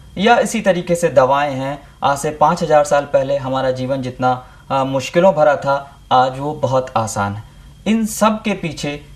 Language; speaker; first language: Hindi; native; Hindi